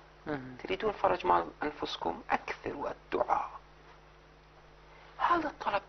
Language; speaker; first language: Arabic; native; Arabic